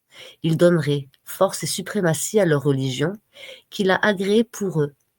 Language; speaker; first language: French; native; French